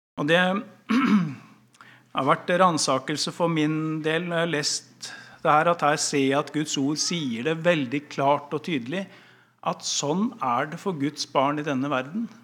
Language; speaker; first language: Norwegian; native; Norwegian